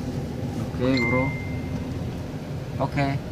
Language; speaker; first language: English; non-native, local second language; Filipino